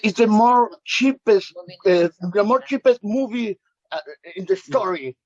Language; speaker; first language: English; non-native, learner; Spanish